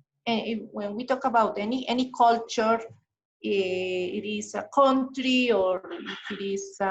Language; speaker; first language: English; non-native, fluent; Spanish